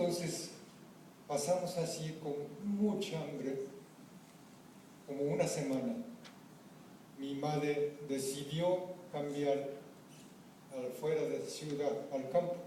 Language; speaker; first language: Spanish; non-native, fluent; Japanese